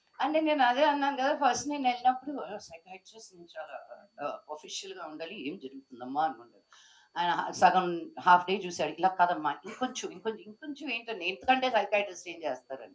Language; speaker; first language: Telugu; native; Telugu